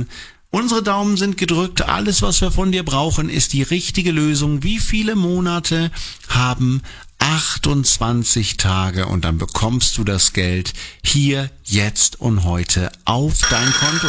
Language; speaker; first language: German; native; German